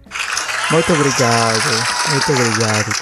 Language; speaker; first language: Portuguese; non-native, learner; Spanish